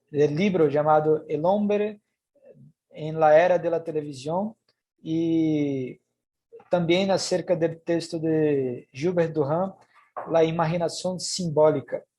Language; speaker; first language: Spanish; non-native, fluent; Portuguese